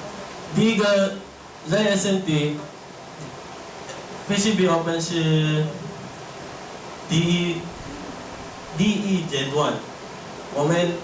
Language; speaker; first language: Chinese; non-native, learner; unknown